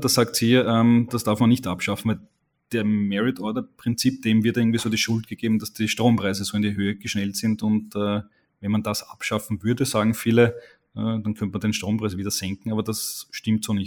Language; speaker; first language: German; native; German